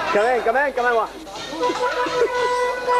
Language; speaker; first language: Arabic; native; Arabic